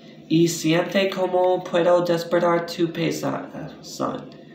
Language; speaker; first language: Spanish; non-native, learner; English